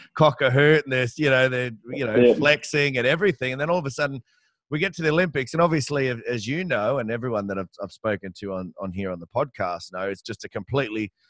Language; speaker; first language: English; native; English